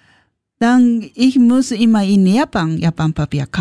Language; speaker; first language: German; non-native, learner; Japanese